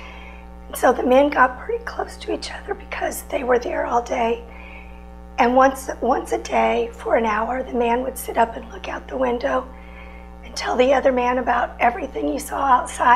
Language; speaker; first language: English; native; English